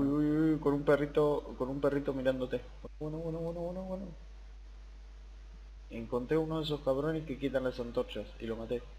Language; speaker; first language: Spanish; native; Spanish